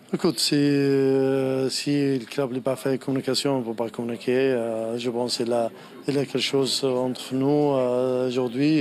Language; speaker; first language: French; non-native, learner; Arabic